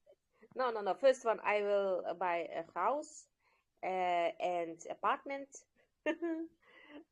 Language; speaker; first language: English; non-native, learner; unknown